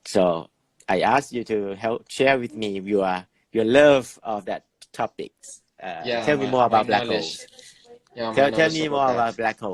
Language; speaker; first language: English; non-native, fluent; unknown